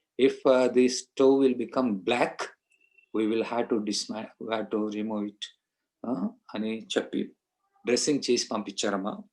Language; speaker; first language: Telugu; non-native, local second language; Hindi